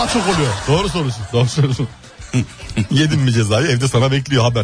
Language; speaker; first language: Turkish; native; Turkish